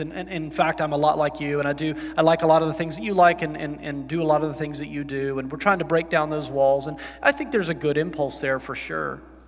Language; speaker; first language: English; native; English